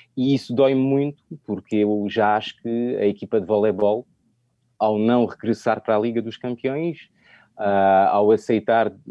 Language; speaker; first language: Portuguese; non-native, fluent; French